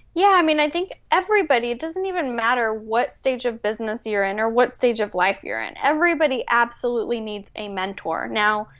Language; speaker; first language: English; early bilingual, other home language; Spanish